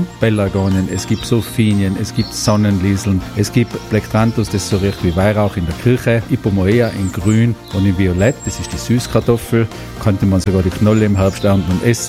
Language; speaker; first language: German; native; German